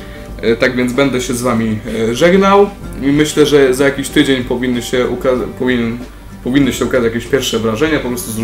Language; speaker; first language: Polish; native; Polish